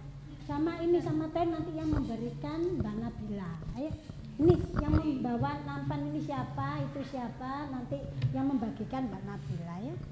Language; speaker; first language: Indonesian; native; Indonesian